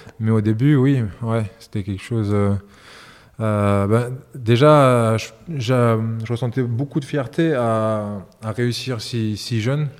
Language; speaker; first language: French; early bilingual, other home language; Serbian